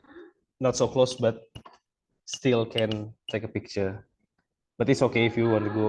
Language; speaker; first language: English; non-native, local second language; Indonesian